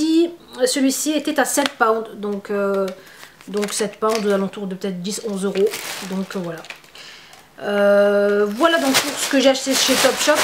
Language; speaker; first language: French; native; French